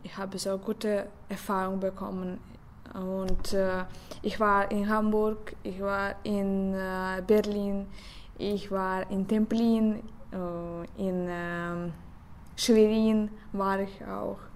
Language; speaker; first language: German; non-native, learner; Russian